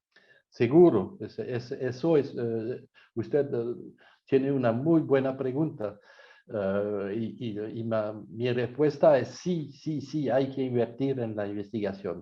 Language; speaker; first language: Spanish; non-native, fluent; French